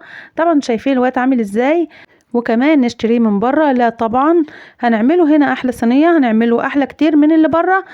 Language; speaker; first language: Arabic; native; Arabic